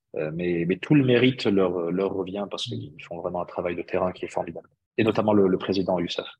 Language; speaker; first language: French; early bilingual, other home language; Arabic